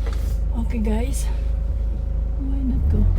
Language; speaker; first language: English; non-native, learner; Filipino